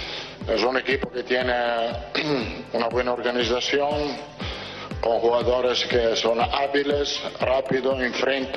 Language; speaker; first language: Spanish; non-native, fluent; Italian